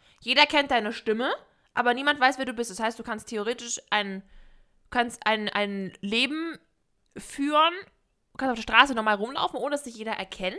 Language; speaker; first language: German; native; German